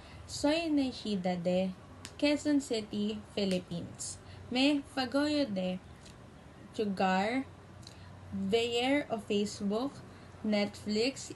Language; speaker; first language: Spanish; non-native, learner; Filipino